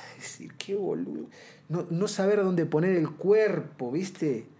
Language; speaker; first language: Spanish; native; Spanish